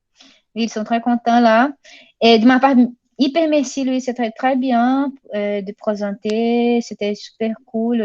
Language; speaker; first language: French; non-native, fluent; Portuguese